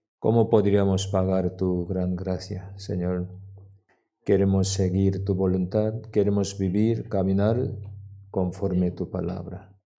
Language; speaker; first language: Spanish; non-native, learner; Korean